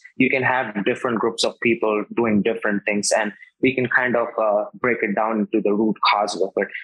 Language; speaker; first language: English; non-native, local second language; Hindi